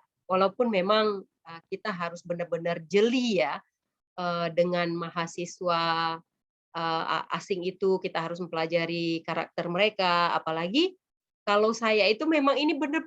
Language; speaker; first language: Indonesian; native; Indonesian